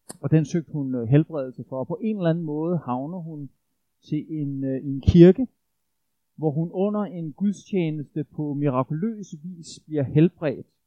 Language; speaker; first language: Danish; native; Danish